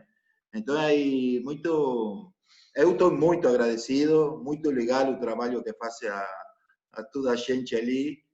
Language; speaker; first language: Portuguese; non-native, learner; Spanish